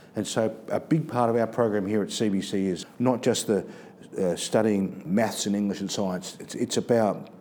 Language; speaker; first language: English; native; English